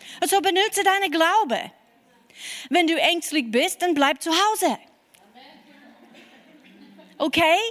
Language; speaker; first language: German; non-native, fluent; English